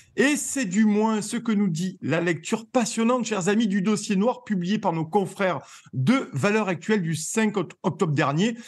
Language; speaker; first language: French; native; French